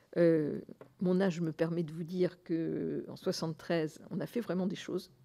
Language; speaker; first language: French; native; French